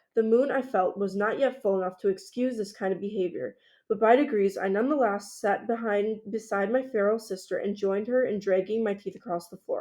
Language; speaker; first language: English; native; English